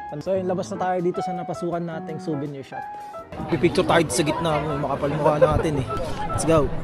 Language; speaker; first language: Filipino; native; Filipino